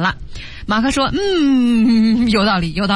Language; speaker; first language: Chinese; native; Chinese